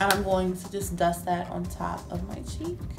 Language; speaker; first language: English; native; English